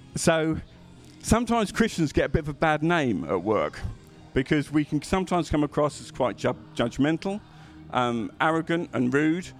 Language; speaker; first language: English; native; English